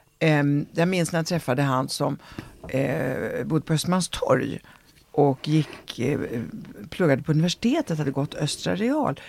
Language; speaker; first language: Swedish; early bilingual, other home language; Italian